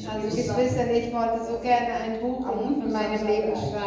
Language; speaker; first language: German; non-native, fluent; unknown